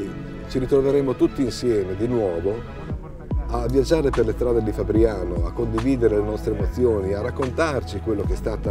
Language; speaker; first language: Italian; native; Italian